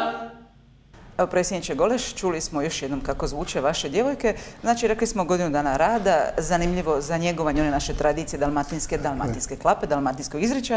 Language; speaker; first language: Croatian; native; Croatian